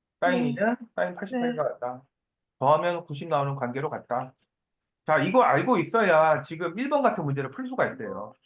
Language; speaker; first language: Korean; native; Korean